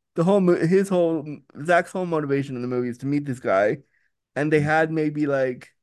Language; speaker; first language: English; native; English